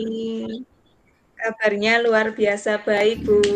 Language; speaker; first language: Indonesian; non-native, local second language; Javanese